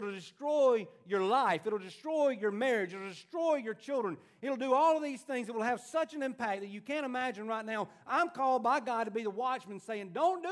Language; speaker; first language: English; native; English